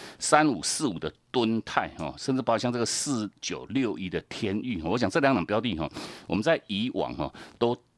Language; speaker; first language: Chinese; native; Chinese